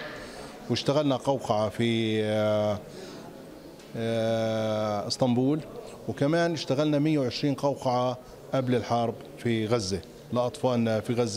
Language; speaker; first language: Arabic; native; Arabic